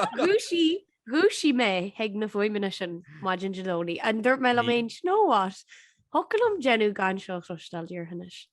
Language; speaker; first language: Irish; native; Irish